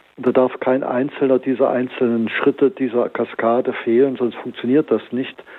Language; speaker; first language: German; native; German